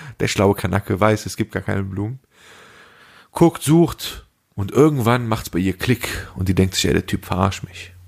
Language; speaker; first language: German; early bilingual, other home language; Turkish